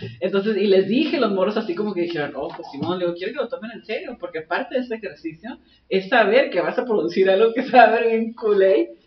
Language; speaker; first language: Spanish; native; Spanish